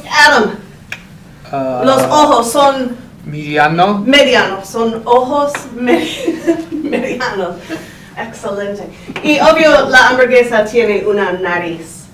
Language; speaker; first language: Spanish; non-native, fluent; English